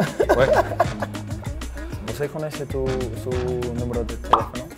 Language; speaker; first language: Portuguese; non-native, learner; English